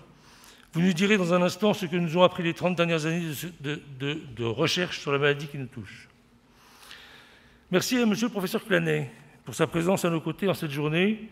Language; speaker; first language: French; native; French